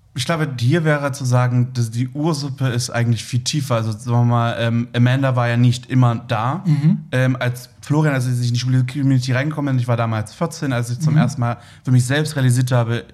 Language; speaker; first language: German; native; German